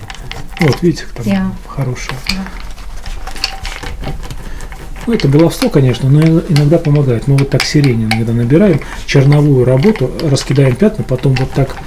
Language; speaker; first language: Russian; native; Russian